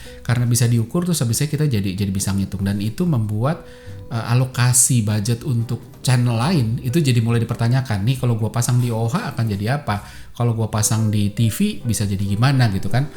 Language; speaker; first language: Indonesian; native; Indonesian